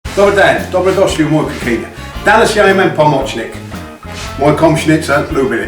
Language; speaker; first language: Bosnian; non-native, learner; English